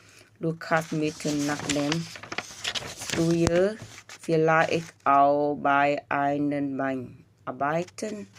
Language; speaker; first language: German; non-native, learner; Vietnamese